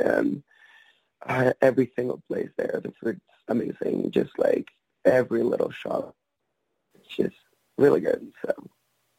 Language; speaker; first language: English; non-native, fluent; Spanish